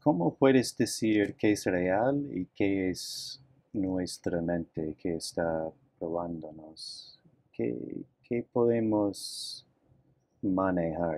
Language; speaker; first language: Spanish; non-native, fluent; English